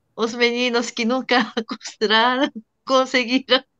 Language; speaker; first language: Portuguese; non-native, fluent; Japanese